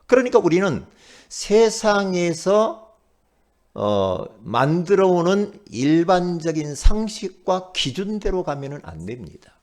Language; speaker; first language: Korean; native; Korean